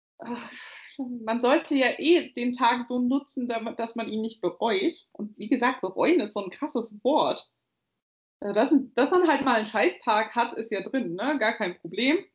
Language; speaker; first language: German; native; German